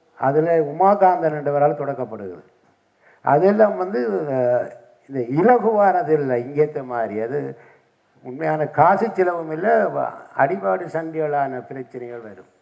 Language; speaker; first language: Tamil; native; Tamil